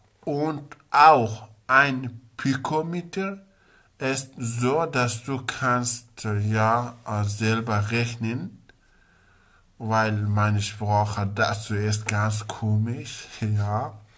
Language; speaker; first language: German; non-native, learner; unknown